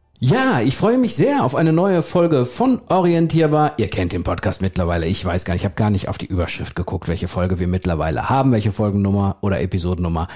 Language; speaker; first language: German; native; German